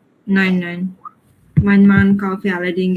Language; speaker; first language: German; non-native, learner; Bangla